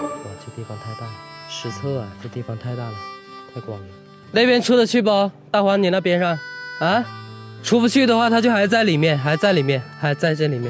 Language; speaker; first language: Chinese; native; Chinese